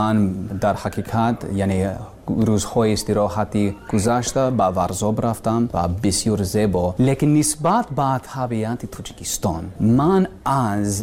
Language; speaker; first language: Persian; non-native, learner; English